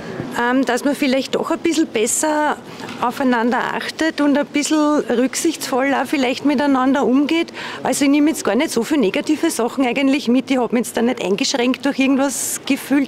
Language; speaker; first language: German; native; German